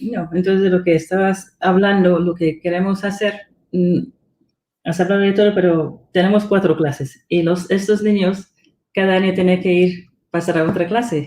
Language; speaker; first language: Spanish; non-native, fluent; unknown